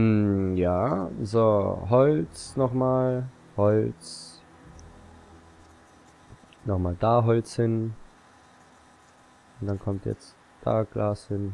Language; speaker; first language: German; native; German